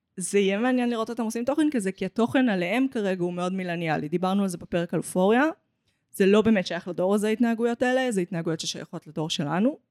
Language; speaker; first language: Hebrew; native; Hebrew